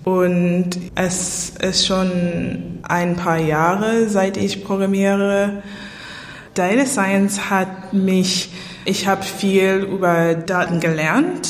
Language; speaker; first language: German; non-native, learner; English